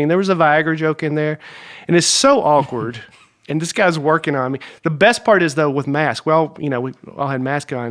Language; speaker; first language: English; native; English